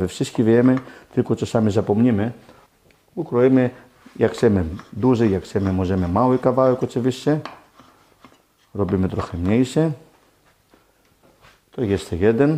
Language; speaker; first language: Polish; non-native, learner; Greek